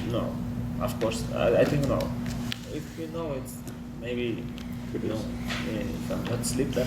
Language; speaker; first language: English; non-native, learner; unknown